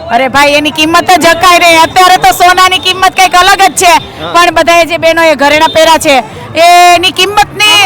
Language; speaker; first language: Gujarati; native; Gujarati